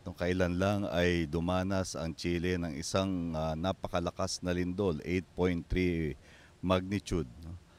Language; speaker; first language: Filipino; native; Filipino